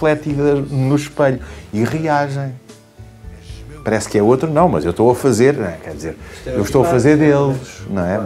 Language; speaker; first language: Portuguese; native; Portuguese